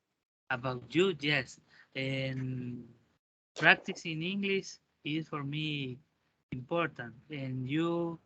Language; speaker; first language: English; non-native, learner; Spanish